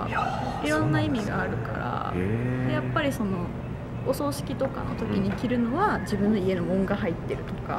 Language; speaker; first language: Japanese; native; Japanese